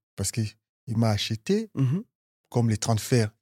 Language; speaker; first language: French; non-native, local second language; Lingala